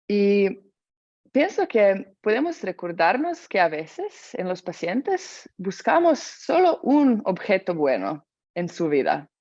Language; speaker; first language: Spanish; non-native, fluent; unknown